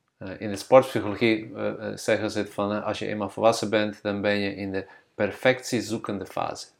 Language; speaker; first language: Dutch; non-native, fluent; Bosnian